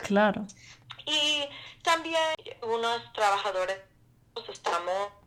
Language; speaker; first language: Spanish; non-native, fluent; English